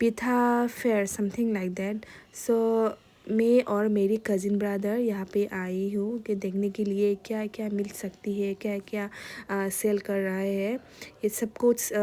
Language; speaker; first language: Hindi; non-native, local second language; Kok Borok